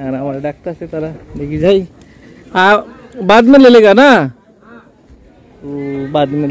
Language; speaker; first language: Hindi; non-native, local second language; Bangla